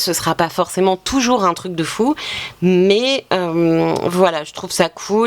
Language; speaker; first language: French; native; French